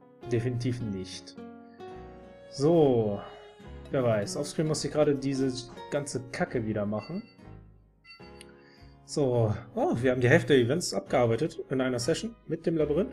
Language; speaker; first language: German; native; German